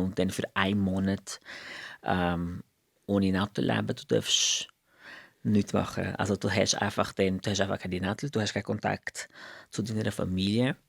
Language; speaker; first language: German; non-native, fluent; Portuguese